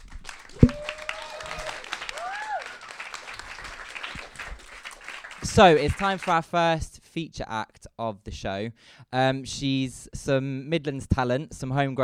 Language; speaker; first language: English; native; English